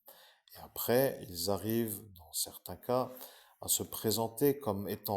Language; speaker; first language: French; native; French